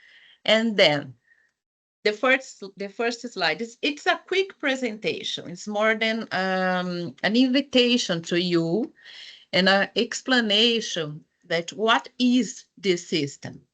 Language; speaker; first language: English; non-native, fluent; Portuguese